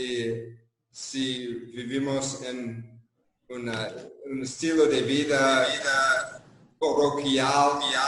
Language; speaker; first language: Spanish; non-native, fluent; English